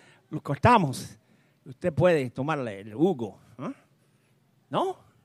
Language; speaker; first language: Spanish; non-native, fluent; English